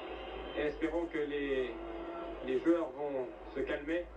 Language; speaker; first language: French; native; French